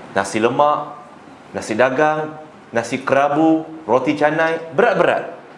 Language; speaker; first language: Malay; non-native, local second language; Chinese